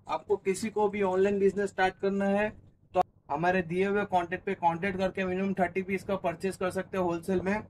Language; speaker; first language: Hindi; non-native, local second language; Telugu